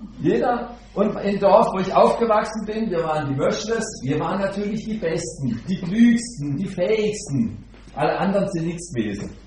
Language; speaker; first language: German; native; German